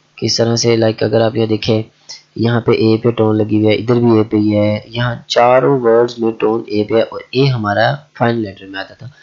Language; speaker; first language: Urdu; native; Urdu